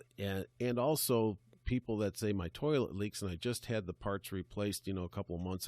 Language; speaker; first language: English; native; English